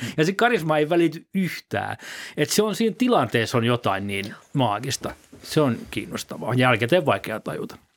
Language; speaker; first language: Finnish; native; Finnish